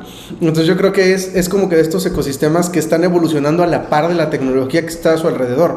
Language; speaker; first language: Spanish; native; Spanish